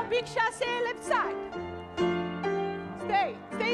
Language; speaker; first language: English; non-native, learner; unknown